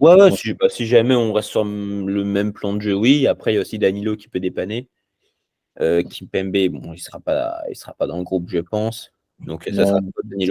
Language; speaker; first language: French; native; French